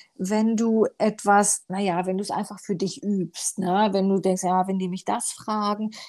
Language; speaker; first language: German; early bilingual, other home language; Romanian